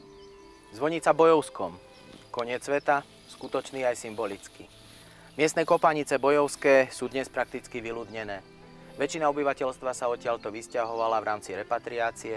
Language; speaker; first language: Slovak; native; Slovak